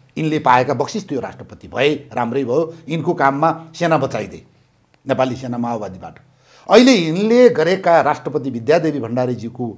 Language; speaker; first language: Nepali; native; Nepali